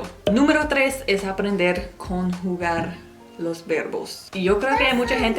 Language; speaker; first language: Spanish; non-native, fluent; English